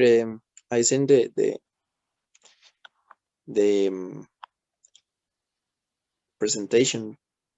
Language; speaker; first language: English; non-native, learner; Spanish